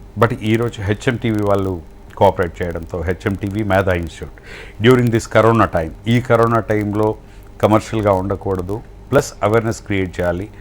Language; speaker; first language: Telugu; native; Telugu